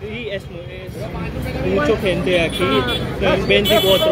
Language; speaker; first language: Spanish; non-native, learner; Hindi